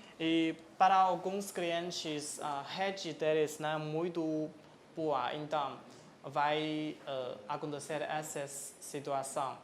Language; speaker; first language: Portuguese; non-native, fluent; Chinese